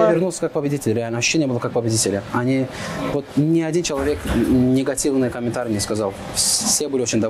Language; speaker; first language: Russian; non-native, fluent; Azerbaijani